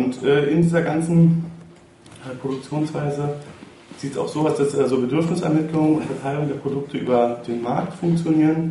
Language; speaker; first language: German; native; German